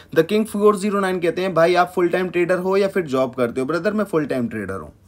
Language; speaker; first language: Hindi; native; Hindi